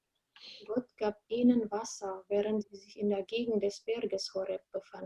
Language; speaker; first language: German; non-native, fluent; Indonesian